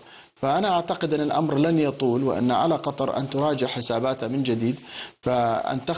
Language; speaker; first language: Arabic; native; Arabic